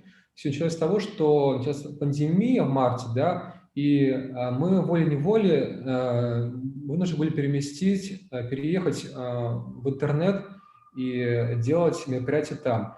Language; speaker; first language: Russian; native; Russian